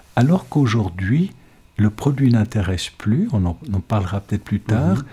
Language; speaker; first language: French; native; French